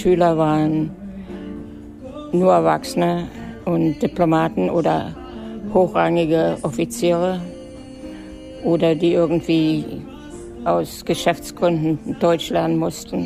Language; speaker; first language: German; native; German